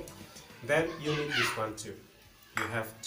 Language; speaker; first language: English; non-native, learner; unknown